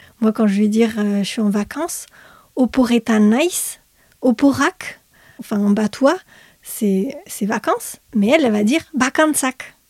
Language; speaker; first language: French; native; French